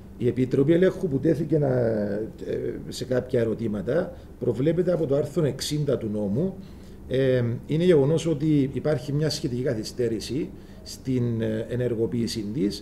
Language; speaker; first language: Greek; native; Greek